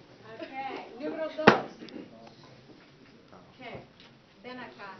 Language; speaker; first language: Spanish; non-native, fluent; English